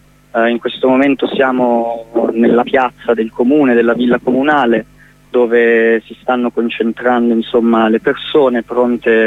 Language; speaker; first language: Italian; native; Italian